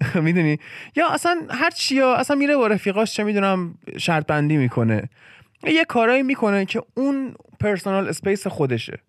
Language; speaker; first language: Persian; native; Persian